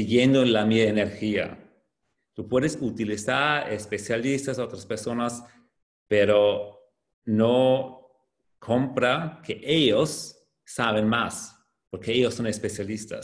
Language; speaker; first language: Spanish; non-native, fluent; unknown